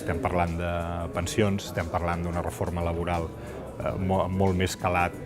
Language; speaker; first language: Catalan; native; Catalan